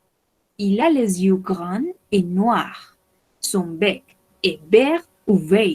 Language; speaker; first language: French; non-native, fluent; Spanish